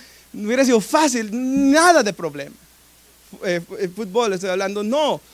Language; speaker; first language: Spanish; native; Spanish